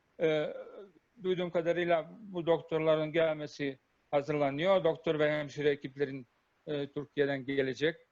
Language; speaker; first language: Turkish; non-native, fluent; Bosnian